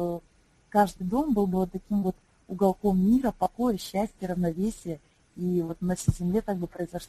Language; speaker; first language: Russian; native; Russian